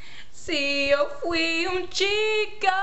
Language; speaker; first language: Spanish; non-native, learner; English